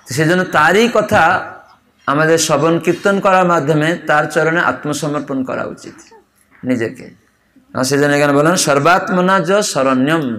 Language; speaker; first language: Bangla; non-native, fluent; Odia